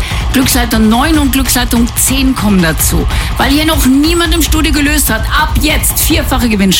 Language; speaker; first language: German; native; German